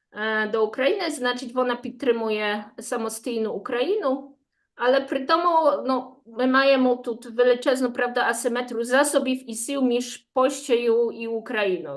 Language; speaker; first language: Ukrainian; non-native, fluent; Polish